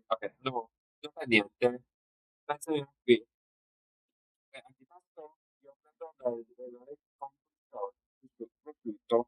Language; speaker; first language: Italian; non-native, learner; English